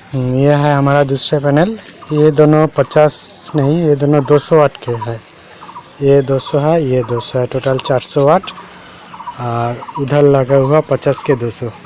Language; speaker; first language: Hindi; non-native, local second language; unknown